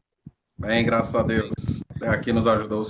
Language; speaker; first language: Portuguese; native; Portuguese